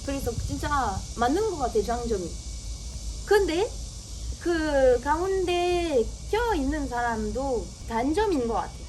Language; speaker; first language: Korean; non-native, fluent; French